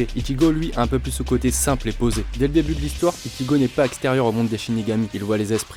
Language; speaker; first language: French; native; French